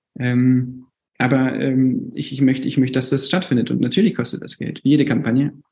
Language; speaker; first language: German; native; German